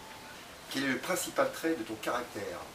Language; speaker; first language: French; native; French